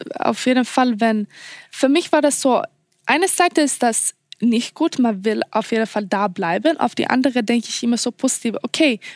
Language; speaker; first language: German; non-native, learner; Swedish